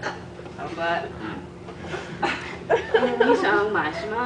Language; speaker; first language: Chinese; non-native, learner; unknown